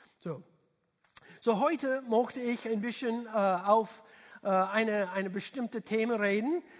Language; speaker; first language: German; non-native, fluent; English